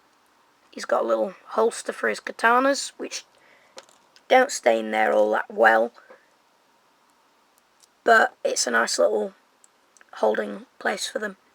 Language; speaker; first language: English; native; English